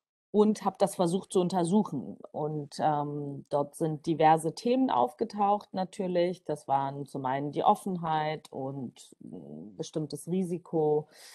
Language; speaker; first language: German; non-native, fluent; Georgian